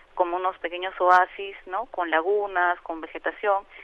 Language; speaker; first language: Spanish; native; Spanish